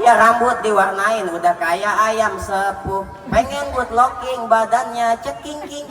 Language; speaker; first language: Indonesian; native; Indonesian